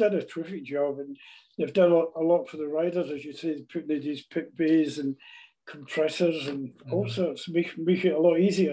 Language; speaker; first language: English; native; English